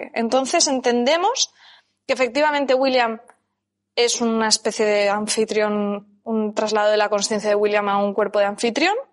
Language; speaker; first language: Spanish; native; Spanish